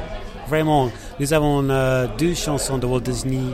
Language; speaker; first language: French; non-native, learner; English